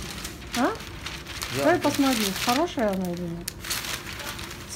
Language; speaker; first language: Russian; native; Russian